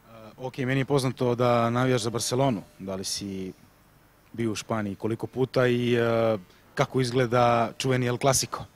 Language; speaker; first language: Serbian; native; Serbian